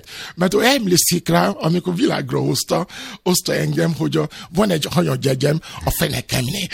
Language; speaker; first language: Hungarian; non-native, fluent; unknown